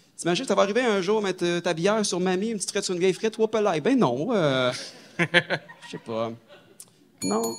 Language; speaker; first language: French; native; French